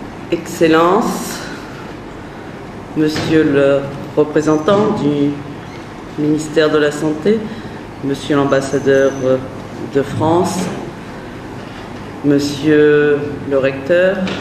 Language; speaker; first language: French; native; French